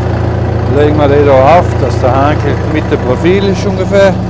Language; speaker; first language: German; native; German